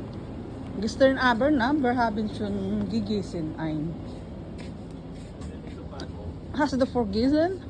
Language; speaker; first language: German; non-native, learner; Filipino